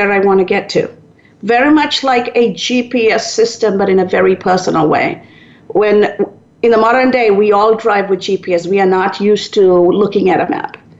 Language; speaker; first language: English; non-native, local second language; Tamil